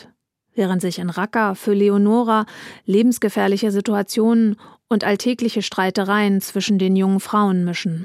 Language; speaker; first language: German; native; German